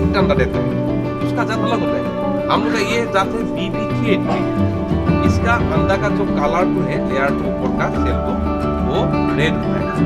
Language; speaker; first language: Hindi; non-native, local second language; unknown